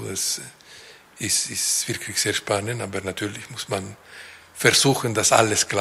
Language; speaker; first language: German; non-native, fluent; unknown